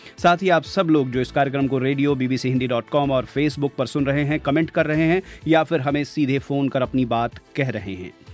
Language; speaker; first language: Hindi; native; Hindi